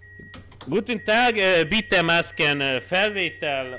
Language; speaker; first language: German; non-native, learner; Hungarian